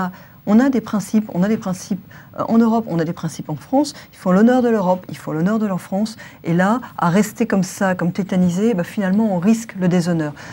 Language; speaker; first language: French; native; French